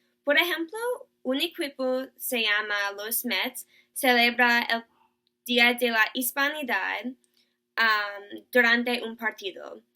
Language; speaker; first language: Spanish; non-native, learner; English